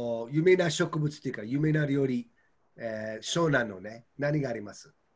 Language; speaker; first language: Japanese; non-native, fluent; English